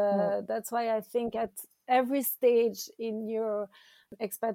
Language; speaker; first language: English; non-native, fluent; French